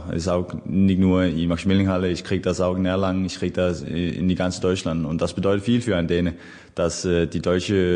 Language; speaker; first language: German; non-native, fluent; Danish